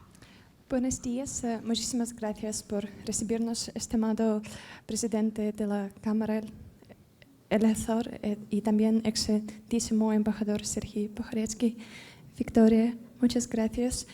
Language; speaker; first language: Spanish; non-native, fluent; Ukrainian